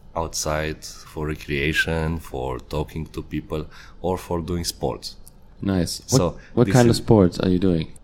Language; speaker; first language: English; non-native, fluent; Hungarian